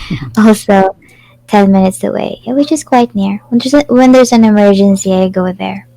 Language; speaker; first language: English; non-native, fluent; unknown